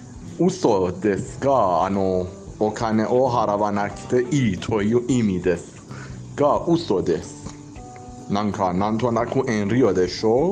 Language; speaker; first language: Japanese; non-native, learner; Persian